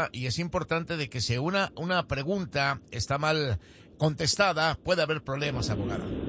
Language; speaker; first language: Spanish; native; Spanish